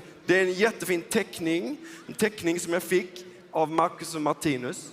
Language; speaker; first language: Swedish; native; Swedish